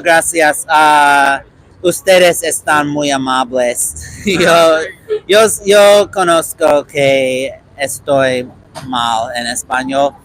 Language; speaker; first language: Spanish; non-native, learner; English